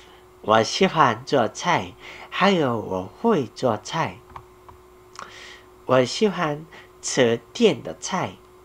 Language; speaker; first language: Chinese; non-native, learner; Korean